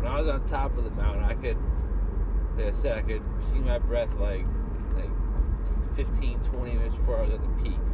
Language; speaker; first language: English; native; English